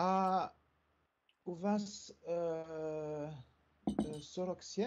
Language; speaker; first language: Russian; non-native, learner; French